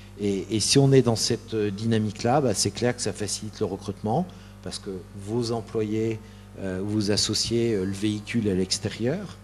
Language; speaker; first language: French; native; French